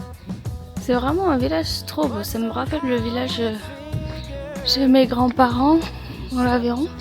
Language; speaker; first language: French; native; French